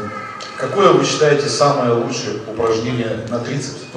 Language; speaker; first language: Russian; native; Russian